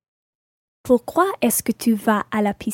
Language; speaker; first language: French; non-native, learner; English